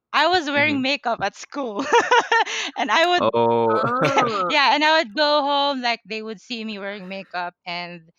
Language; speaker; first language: English; non-native, local second language; Pampanga